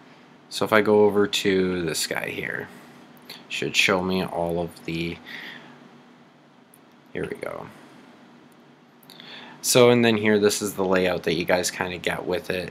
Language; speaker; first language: English; native; English